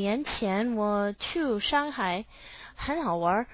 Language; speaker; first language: Chinese; non-native, learner; English